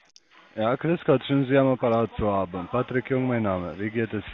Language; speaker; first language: German; non-native, learner; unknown